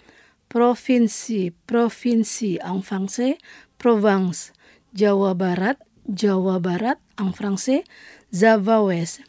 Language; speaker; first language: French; non-native, fluent; Indonesian